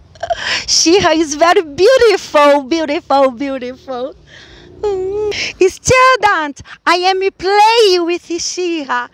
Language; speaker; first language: English; non-native, fluent; Portuguese